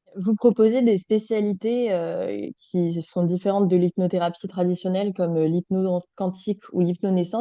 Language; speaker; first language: French; native; French